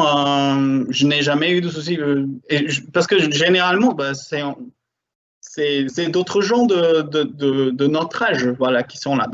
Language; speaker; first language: French; non-native, fluent; Portuguese